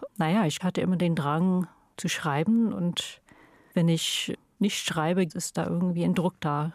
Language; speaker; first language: German; non-native, fluent; English